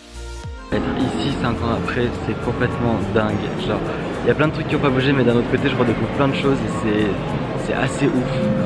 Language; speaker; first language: French; native; French